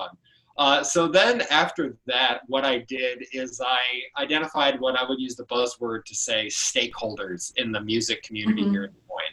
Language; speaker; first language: English; native; English